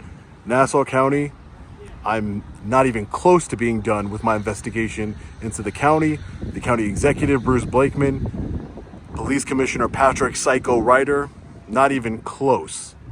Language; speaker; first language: English; native; English